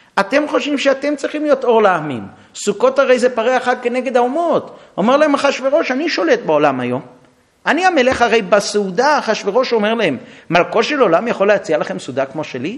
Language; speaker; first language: Hebrew; non-native, fluent; English